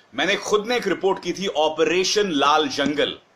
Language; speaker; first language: Hindi; native; Hindi